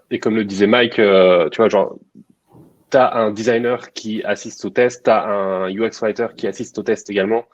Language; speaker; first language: French; native; French